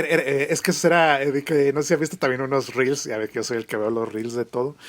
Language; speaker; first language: Spanish; native; Spanish